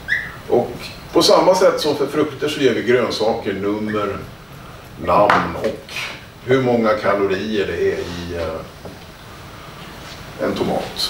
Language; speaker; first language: Swedish; native; Swedish